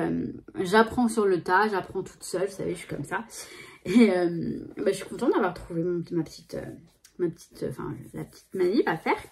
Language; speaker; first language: French; native; French